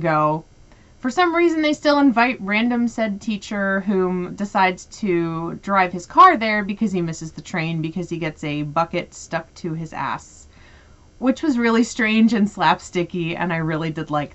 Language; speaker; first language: English; native; English